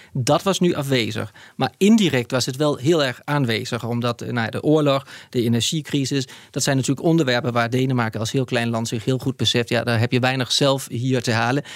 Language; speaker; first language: Dutch; non-native, fluent; Danish